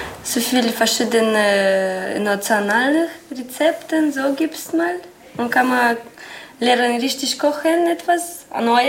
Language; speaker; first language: German; non-native, learner; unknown